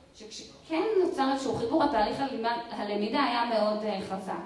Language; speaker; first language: Hebrew; native; Hebrew